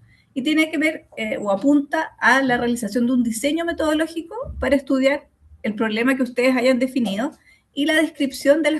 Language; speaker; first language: Spanish; native; Spanish